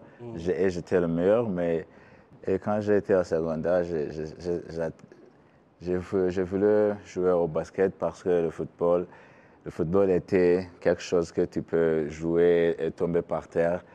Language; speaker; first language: French; non-native, learner; Kinyarwanda